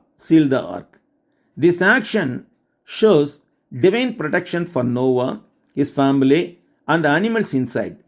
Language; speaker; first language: English; non-native, local second language; Tamil